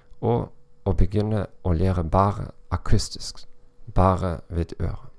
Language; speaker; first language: Norwegian; non-native, learner; German